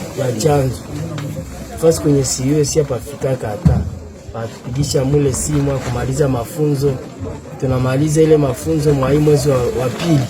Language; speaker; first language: Swahili; native; Swahili